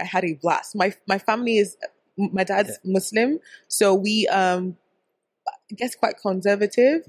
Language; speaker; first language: English; non-native, local second language; Yoruba